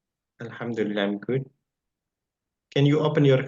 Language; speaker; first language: English; non-native, fluent; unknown